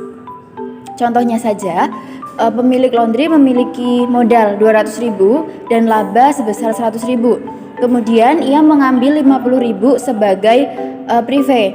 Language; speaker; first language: Indonesian; native; Indonesian